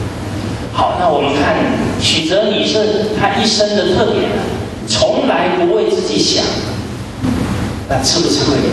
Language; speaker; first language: Chinese; native; Chinese